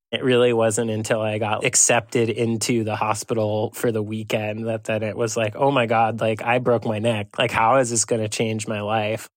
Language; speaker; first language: English; native; English